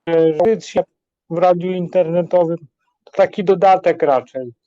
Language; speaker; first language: Polish; native; Polish